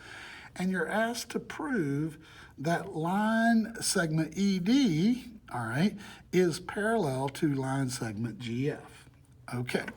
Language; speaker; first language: English; native; English